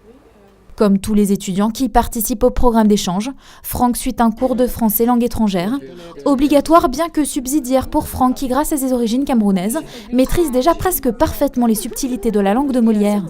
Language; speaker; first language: French; native; French